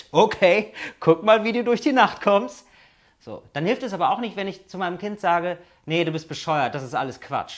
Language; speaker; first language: German; native; German